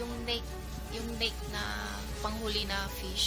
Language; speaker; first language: Filipino; non-native, learner; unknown